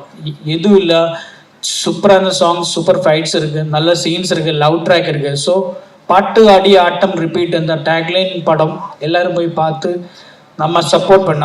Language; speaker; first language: Tamil; non-native, learner; Malayalam